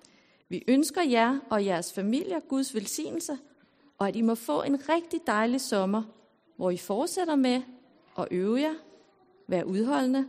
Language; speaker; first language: Danish; native; Danish